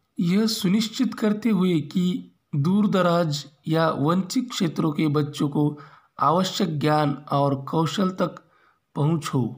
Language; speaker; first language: Hindi; non-native, local second language; Marathi